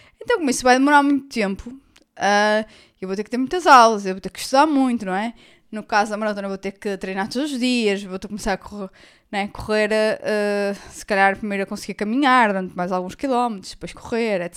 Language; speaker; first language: Portuguese; native; Portuguese